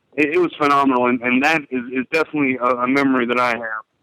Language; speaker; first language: English; native; English